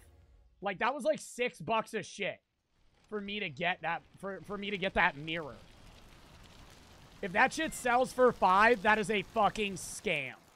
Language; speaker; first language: English; native; English